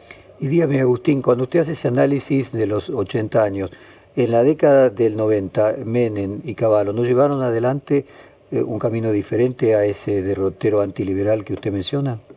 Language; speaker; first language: Spanish; native; Spanish